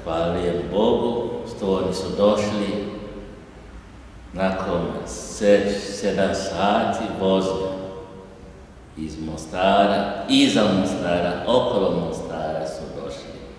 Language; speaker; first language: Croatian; non-native, learner; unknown